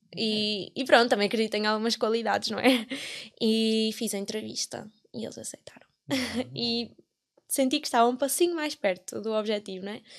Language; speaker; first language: Portuguese; native; Portuguese